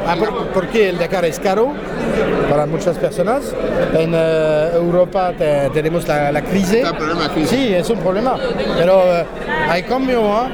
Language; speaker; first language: Spanish; non-native, fluent; French